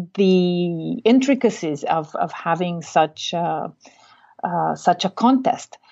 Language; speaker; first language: English; non-native, fluent; Bulgarian